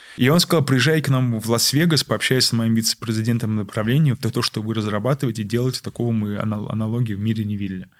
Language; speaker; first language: Russian; early bilingual, heritage; Russian